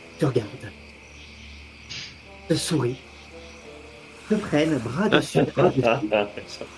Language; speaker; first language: French; native; French